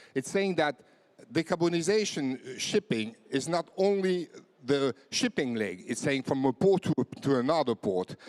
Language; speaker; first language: English; non-native, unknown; French